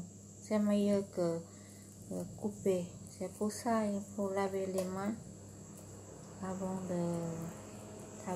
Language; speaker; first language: French; non-native, learner; Vietnamese